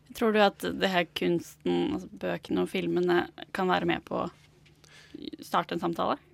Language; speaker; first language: Norwegian; native; Norwegian